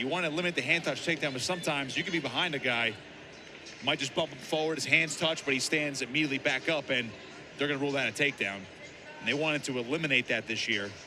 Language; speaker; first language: English; native; English